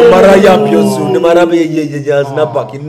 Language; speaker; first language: Turkish; non-native, learner; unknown